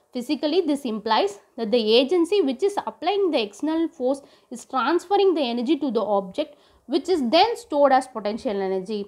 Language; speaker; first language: English; non-native, local second language; Tamil